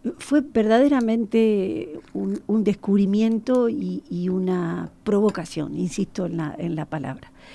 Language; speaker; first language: Spanish; native; Spanish